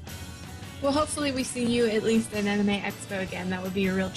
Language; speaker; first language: English; native; English